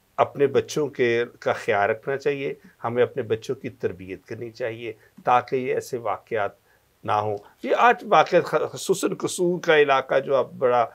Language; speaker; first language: Urdu; non-native, local second language; Punjabi